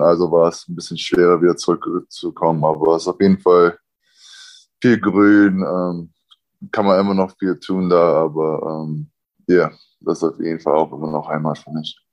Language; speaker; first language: German; early bilingual, other home language; English